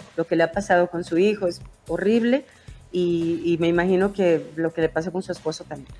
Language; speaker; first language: Spanish; native; Spanish